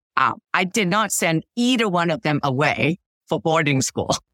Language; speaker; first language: English; early bilingual, other home language; Cantonese